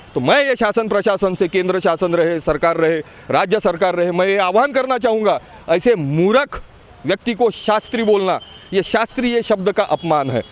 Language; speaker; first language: Hindi; non-native, local second language; Marathi